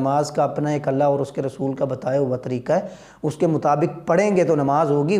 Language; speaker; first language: Urdu; non-native, local second language; Punjabi